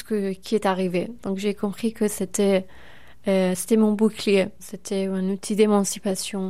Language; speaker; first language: French; non-native, fluent; Persian